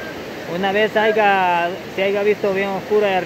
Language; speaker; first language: Spanish; native; Spanish